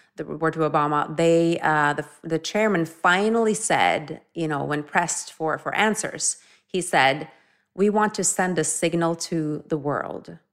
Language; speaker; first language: English; non-native, fluent; Norwegian